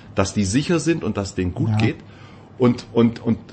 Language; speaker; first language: German; native; German